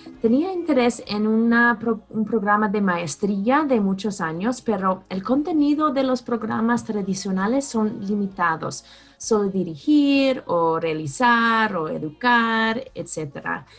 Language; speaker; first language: Spanish; non-native, fluent; English